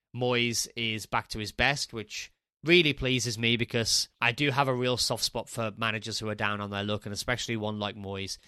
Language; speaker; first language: English; native; English